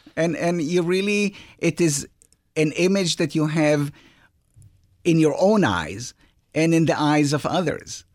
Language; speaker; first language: English; non-native, fluent; Hebrew